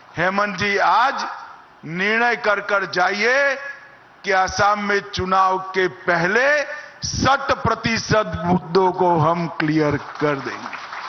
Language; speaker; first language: Hindi; non-native, local second language; Gujarati